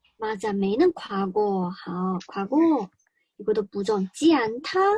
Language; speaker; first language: Korean; non-native, learner; Chinese